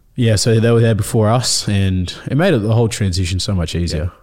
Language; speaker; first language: English; early bilingual, other home language; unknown